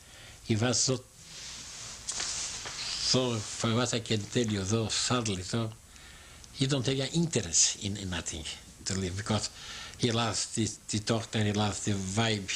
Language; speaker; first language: English; non-native, learner; Yiddish